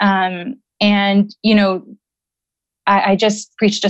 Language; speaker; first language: English; native; English